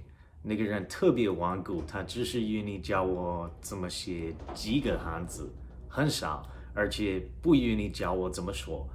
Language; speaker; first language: Chinese; non-native, fluent; English